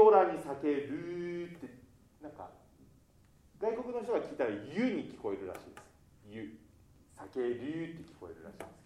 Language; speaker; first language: Japanese; native; Japanese